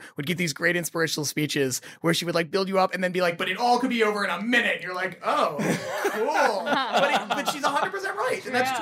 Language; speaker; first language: English; native; English